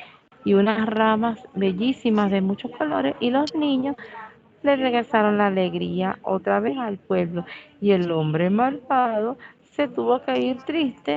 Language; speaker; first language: Spanish; native; Spanish